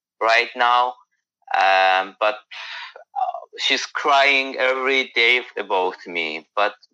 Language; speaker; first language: English; non-native, learner; Persian